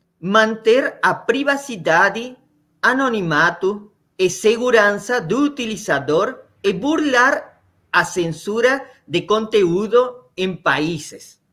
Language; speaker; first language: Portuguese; non-native, learner; Spanish